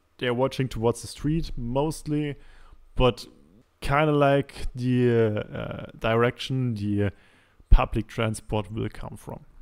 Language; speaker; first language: English; non-native, fluent; German